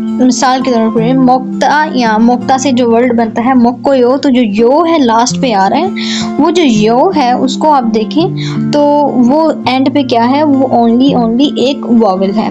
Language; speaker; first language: Urdu; native; Urdu